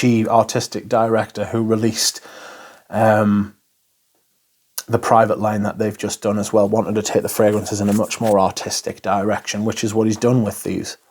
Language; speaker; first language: English; native; English